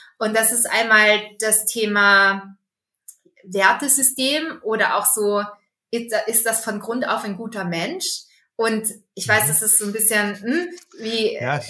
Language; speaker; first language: German; early bilingual, other home language; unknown